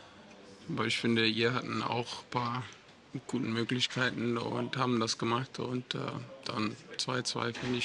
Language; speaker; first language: German; non-native, learner; English